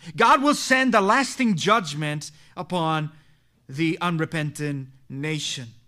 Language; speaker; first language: English; non-native, fluent; Italian